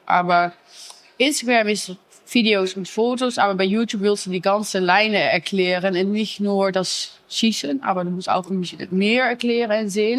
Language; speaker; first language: German; non-native, learner; Dutch